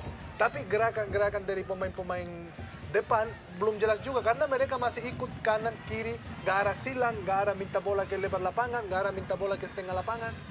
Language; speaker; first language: Indonesian; non-native, fluent; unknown